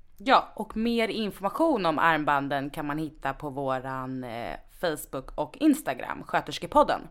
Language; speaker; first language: Swedish; native; Swedish